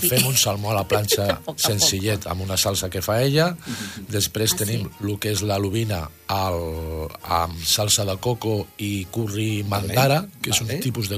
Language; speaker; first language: Catalan; native; Catalan